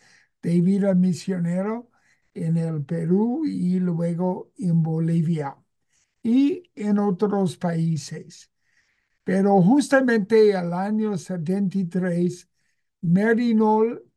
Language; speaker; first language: Spanish; non-native, fluent; English